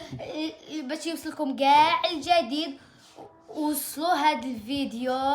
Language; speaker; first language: Arabic; native; Arabic